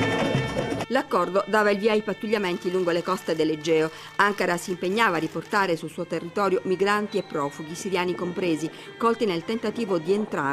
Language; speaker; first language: Italian; native; Italian